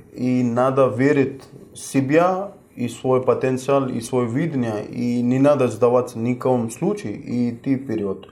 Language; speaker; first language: Russian; non-native, fluent; Hindi